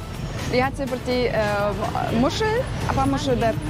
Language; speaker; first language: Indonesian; non-native, learner; German